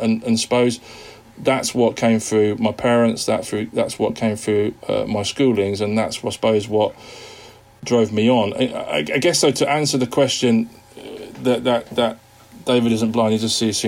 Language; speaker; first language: English; native; English